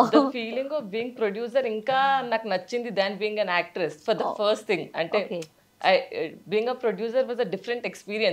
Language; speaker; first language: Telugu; non-native, local second language; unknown